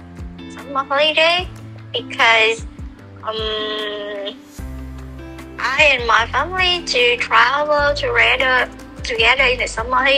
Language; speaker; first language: English; non-native, learner; Vietnamese